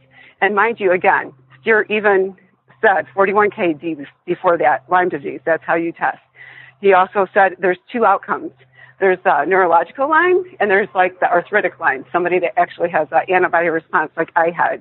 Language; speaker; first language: English; native; English